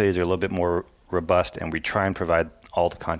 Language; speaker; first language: English; native; English